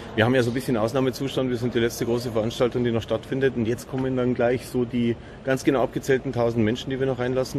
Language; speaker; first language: German; native; German